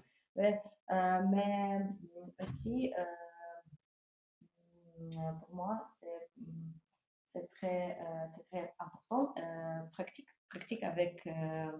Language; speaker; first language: French; non-native, learner; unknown